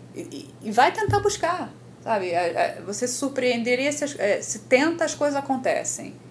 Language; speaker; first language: Portuguese; native; Portuguese